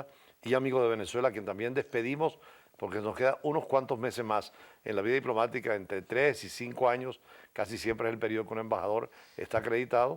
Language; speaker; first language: Spanish; native; Spanish